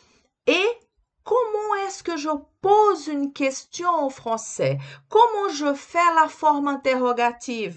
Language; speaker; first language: French; non-native, fluent; Portuguese